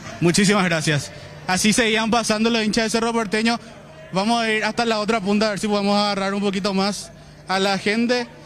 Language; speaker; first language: Spanish; native; Spanish